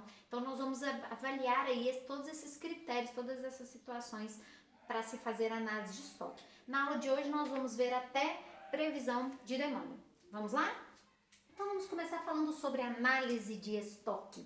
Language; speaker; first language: Portuguese; native; Portuguese